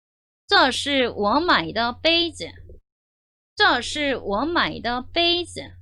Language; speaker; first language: Chinese; non-native, local second language; Korean